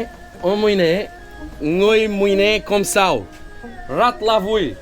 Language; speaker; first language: Vietnamese; non-native, learner; Portuguese